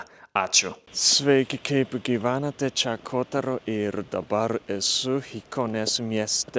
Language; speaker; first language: Lithuanian; non-native, fluent; Japanese